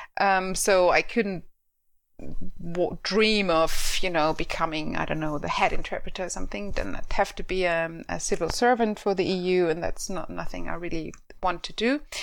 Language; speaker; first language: English; non-native, fluent; German